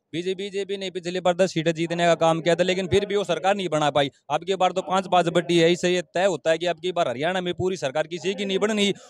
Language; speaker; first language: Hindi; native; Hindi